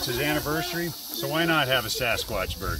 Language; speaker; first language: English; native; English